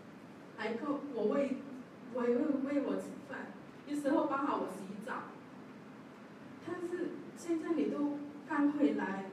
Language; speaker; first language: Chinese; non-native, learner; Javanese